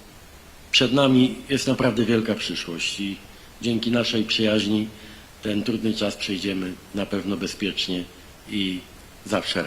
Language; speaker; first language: Polish; native; Polish